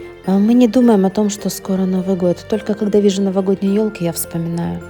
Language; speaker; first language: Russian; native; Russian